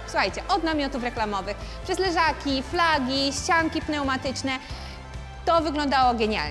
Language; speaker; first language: Polish; native; Polish